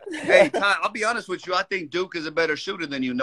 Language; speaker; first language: English; native; English